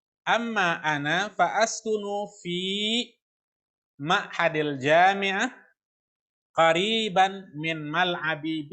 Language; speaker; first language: Arabic; non-native, fluent; Indonesian